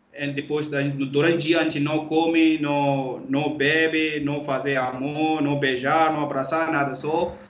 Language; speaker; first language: Portuguese; non-native, fluent; Urdu